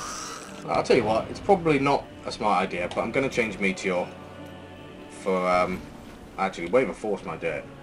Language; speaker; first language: English; native; English